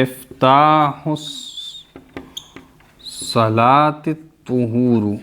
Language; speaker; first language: Arabic; non-native, fluent; Urdu